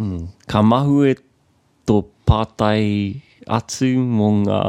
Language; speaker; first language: Māori; non-native, local second language; English